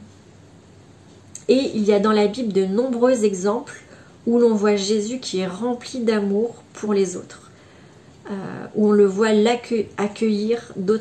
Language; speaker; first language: French; native; French